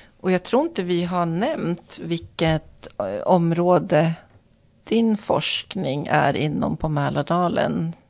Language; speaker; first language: Swedish; native; Swedish